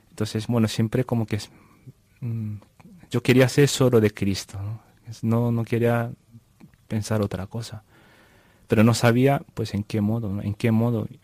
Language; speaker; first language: Spanish; non-native, fluent; Japanese